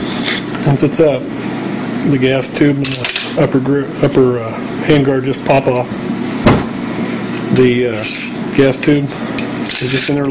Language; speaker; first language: English; native; English